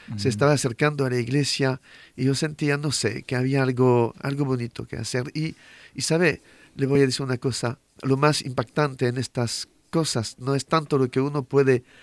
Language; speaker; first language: Spanish; non-native, fluent; French